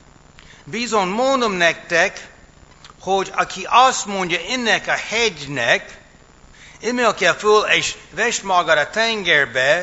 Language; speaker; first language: Hungarian; non-native, fluent; English